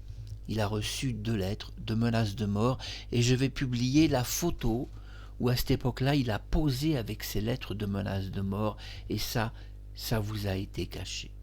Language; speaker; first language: French; native; French